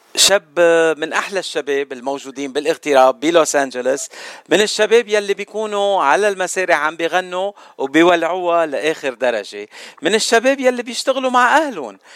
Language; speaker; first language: Arabic; native; Arabic